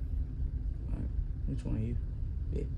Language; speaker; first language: English; native; English